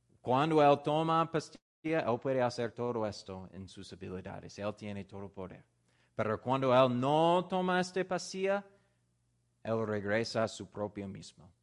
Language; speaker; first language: Spanish; non-native, fluent; English